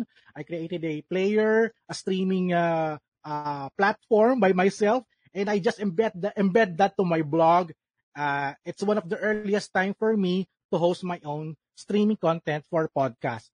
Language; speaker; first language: English; non-native, local second language; Filipino